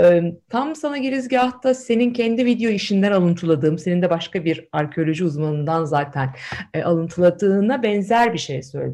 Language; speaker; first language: Turkish; native; Turkish